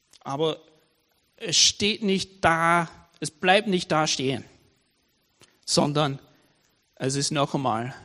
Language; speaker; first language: German; non-native, fluent; English